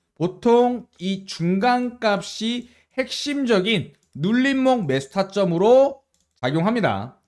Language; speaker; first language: Korean; native; Korean